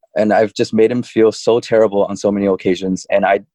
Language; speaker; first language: English; early bilingual, other home language; Chinese